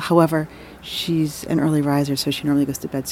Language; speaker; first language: English; native; English